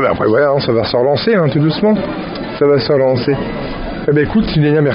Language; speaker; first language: French; native; French